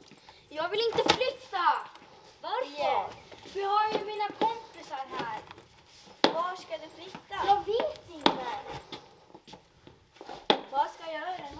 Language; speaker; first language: Swedish; early bilingual, other home language; Persian